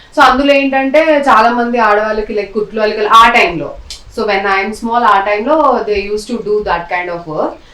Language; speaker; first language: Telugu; non-native, local second language; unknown